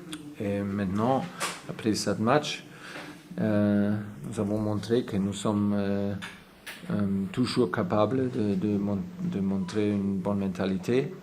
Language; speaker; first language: French; non-native, fluent; German